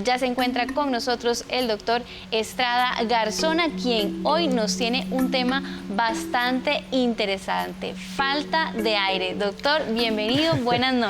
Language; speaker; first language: Spanish; native; Spanish